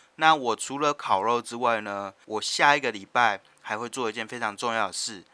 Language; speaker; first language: Chinese; native; Chinese